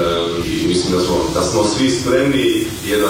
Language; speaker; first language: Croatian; early bilingual, heritage; Croatian